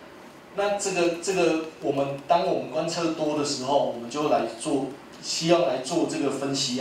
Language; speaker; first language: Chinese; native; Chinese